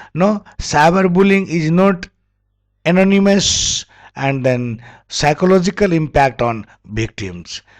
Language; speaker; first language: English; non-native, local second language; Nepali